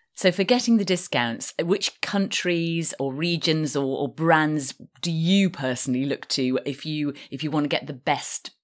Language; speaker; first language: English; native; English